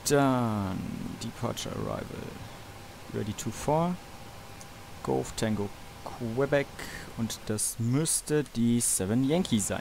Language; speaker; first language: German; native; German